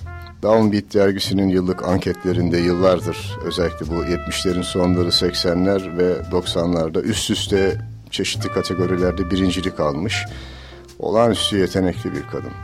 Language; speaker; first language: Turkish; native; Turkish